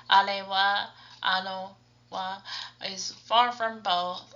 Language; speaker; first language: Japanese; non-native, fluent; English